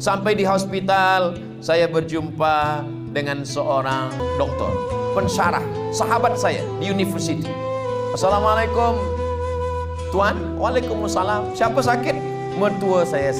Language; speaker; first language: Malay; native; Malay